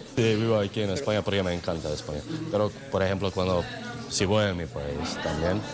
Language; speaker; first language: Spanish; non-native, learner; Macedonian